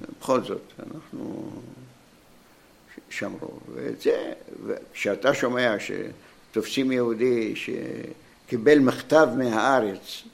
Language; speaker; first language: Hebrew; non-native, fluent; Arabic